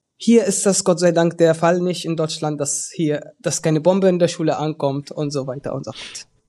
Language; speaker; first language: German; early bilingual, other home language; Arabic